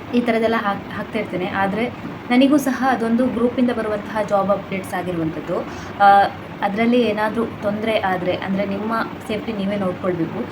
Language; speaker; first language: Kannada; non-native, local second language; Tulu